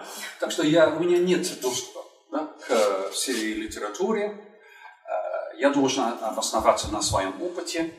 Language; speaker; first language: Russian; non-native, fluent; English